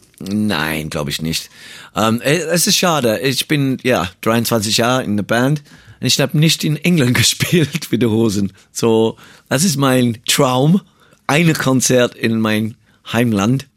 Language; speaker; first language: German; non-native, learner; English